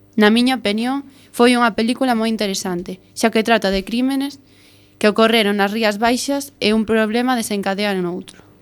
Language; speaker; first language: Galician; non-native, local second language; Spanish